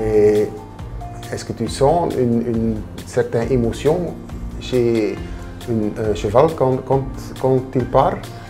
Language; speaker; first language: French; non-native, local second language; Dutch